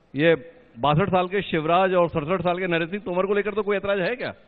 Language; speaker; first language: Hindi; native; Hindi